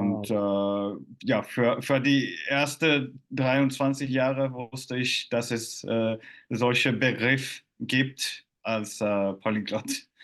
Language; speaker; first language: German; non-native, fluent; Finnish